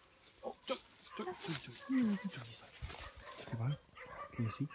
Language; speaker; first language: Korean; non-native, learner; Swedish